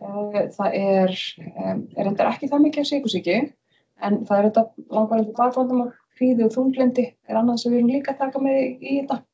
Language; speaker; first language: Icelandic; native; Icelandic